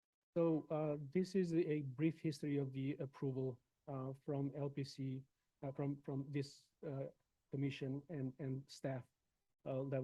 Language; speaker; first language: English; non-native, fluent; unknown